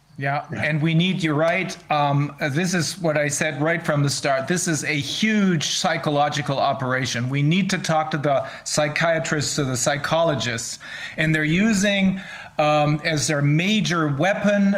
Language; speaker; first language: English; non-native, fluent; German